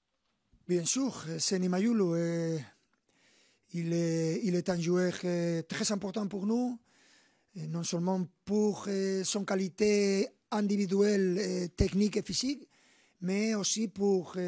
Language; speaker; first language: French; non-native, fluent; Spanish